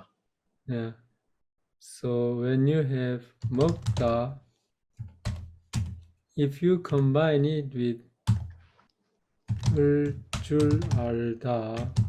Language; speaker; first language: English; non-native, fluent; Korean